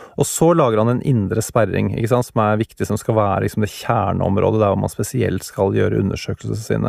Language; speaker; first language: Norwegian; native; Norwegian